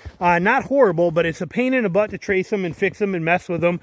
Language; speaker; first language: English; native; English